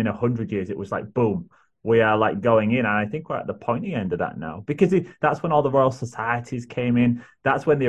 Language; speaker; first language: English; native; English